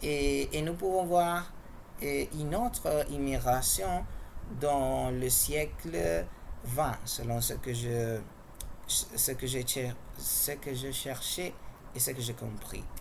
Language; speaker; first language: French; non-native, learner; Spanish